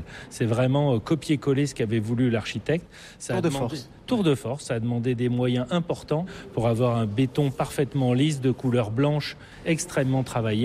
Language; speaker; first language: French; native; French